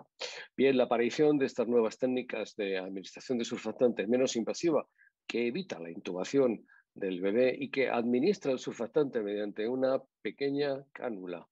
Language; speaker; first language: Spanish; native; Spanish